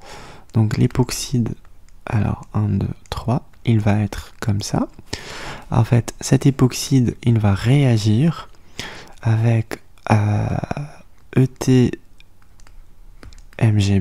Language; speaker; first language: French; native; French